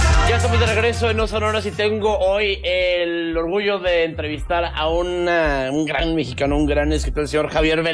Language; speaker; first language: Spanish; native; Spanish